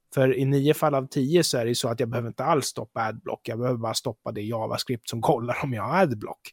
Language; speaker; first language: Swedish; native; Swedish